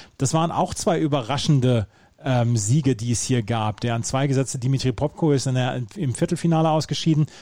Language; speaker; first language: German; native; German